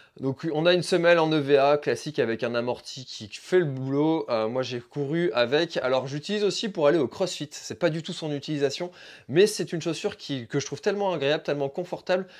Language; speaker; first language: French; native; French